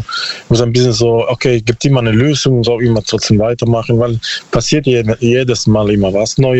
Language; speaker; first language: German; non-native, learner; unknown